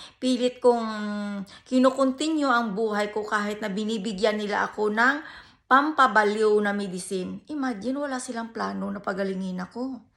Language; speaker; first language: Filipino; native; Filipino